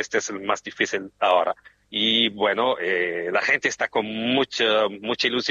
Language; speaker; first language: Spanish; non-native, fluent; Portuguese